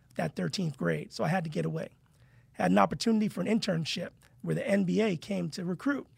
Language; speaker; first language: English; native; English